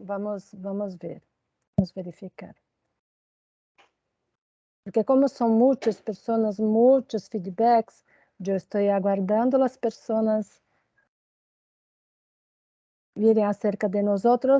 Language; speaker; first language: Spanish; non-native, fluent; Portuguese